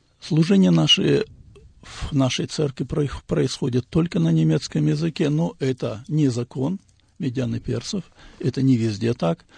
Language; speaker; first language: Russian; native; Russian